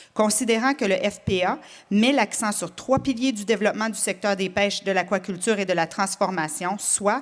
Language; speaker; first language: French; native; French